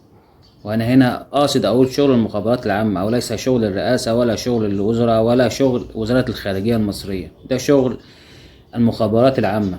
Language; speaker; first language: Arabic; native; Arabic